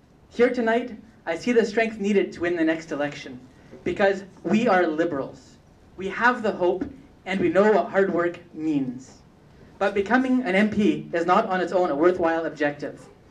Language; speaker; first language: English; native; English